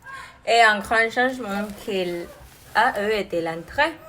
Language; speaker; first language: French; non-native, learner; Spanish